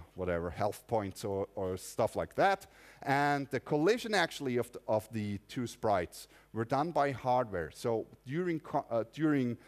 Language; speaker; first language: English; non-native, fluent; German